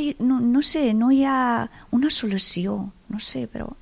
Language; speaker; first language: Catalan; non-native, fluent; Persian